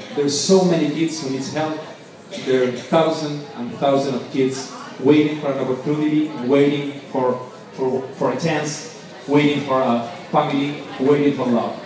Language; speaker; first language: English; non-native, fluent; Spanish